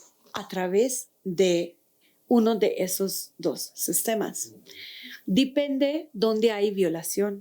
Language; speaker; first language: Spanish; non-native, fluent; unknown